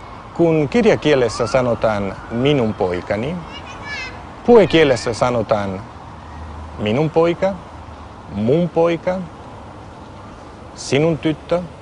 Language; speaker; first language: Finnish; non-native, fluent; Italian